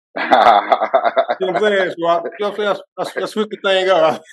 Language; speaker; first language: English; native; English